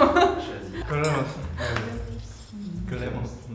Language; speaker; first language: Korean; native; Korean